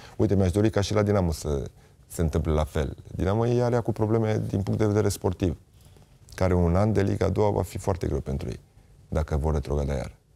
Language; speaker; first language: Romanian; native; Romanian